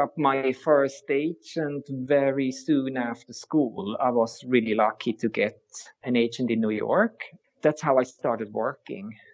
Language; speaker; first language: English; non-native, fluent; Swiss German